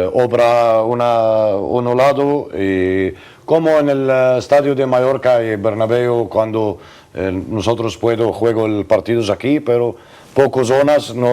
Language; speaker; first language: Spanish; non-native, learner; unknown